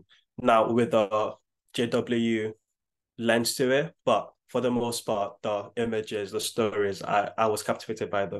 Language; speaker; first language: English; non-native, local second language; Yoruba